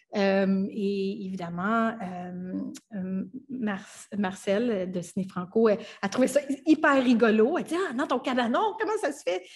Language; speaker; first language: French; non-native, local second language; English